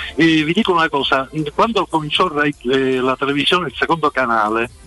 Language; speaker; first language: Italian; native; Italian